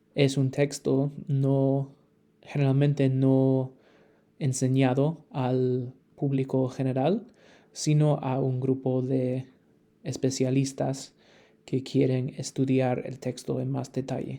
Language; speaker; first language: Spanish; non-native, fluent; English